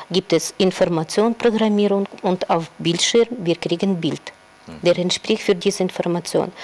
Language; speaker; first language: German; non-native, learner; Russian